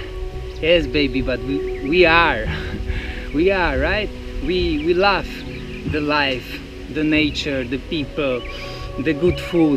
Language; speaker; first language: English; non-native, fluent; Slovak